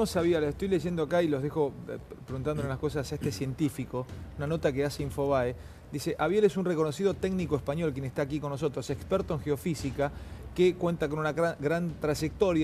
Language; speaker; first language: Spanish; native; Spanish